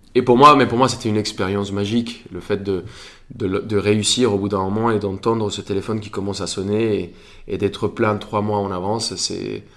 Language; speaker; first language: French; non-native, fluent; Spanish